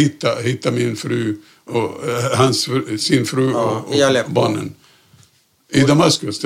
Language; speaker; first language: Swedish; non-native, fluent; Arabic